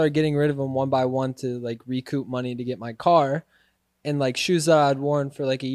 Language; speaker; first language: English; native; English